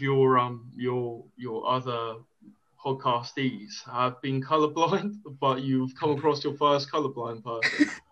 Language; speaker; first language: English; native; English